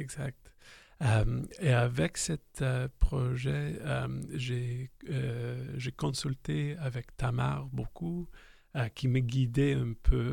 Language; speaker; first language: French; non-native, fluent; English